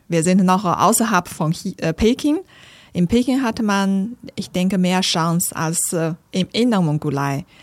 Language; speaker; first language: German; non-native, fluent; Chinese